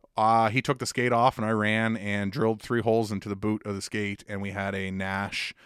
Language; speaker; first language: English; native; English